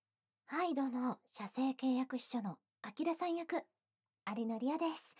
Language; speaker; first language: Japanese; native; Japanese